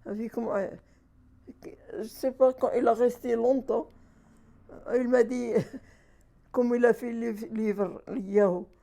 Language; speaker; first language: French; non-native, learner; Arabic